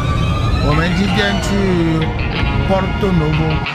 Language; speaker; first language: Chinese; non-native, fluent; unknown